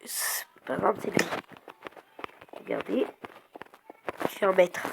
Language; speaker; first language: French; early bilingual, other home language; Arabic